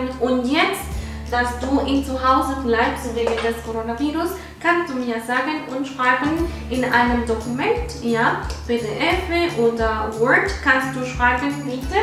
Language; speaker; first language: German; non-native, fluent; Spanish